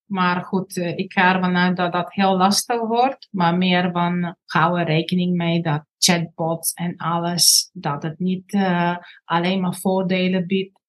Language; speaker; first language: Dutch; non-native, fluent; Bulgarian